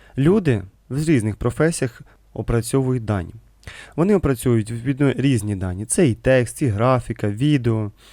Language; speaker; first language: Ukrainian; native; Ukrainian